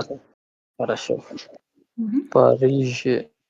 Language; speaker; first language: Russian; non-native, learner; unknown